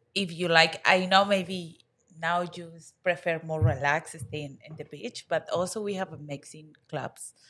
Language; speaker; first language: English; non-native, learner; Spanish